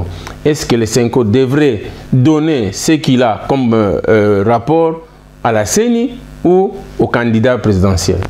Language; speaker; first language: French; non-native, local second language; Lingala